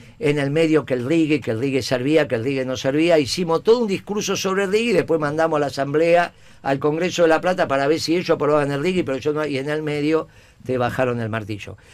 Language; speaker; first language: Spanish; native; Spanish